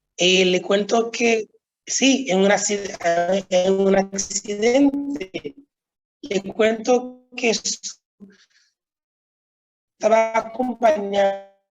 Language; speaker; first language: Spanish; non-native, local second language; Haitian Creole